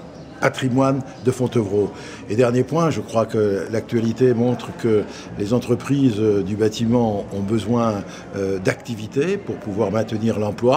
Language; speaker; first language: French; native; French